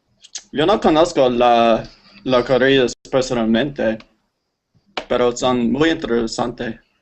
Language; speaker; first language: Spanish; non-native, learner; English